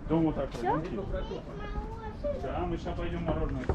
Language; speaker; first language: Russian; native; Russian